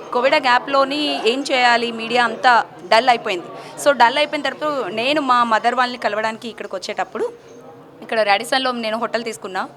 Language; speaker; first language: Telugu; native; Telugu